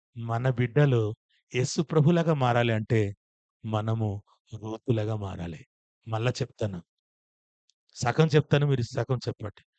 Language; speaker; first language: Telugu; non-native, fluent; Odia